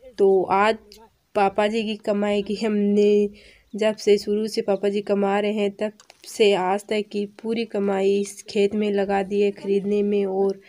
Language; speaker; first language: Hindi; native; Hindi